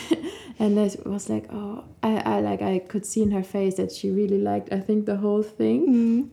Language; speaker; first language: English; non-native, fluent; German